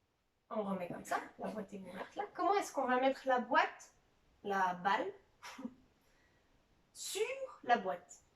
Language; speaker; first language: French; native; French